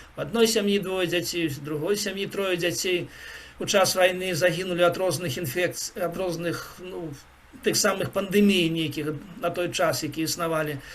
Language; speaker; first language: Belarusian; non-native, local second language; Russian